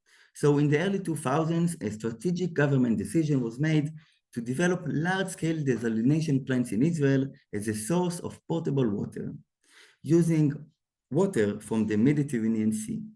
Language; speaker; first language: English; non-native, fluent; Hebrew